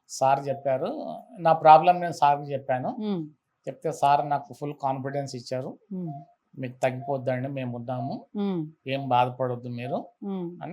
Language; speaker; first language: Telugu; native; Telugu